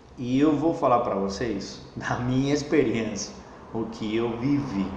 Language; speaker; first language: Portuguese; non-native, fluent; Spanish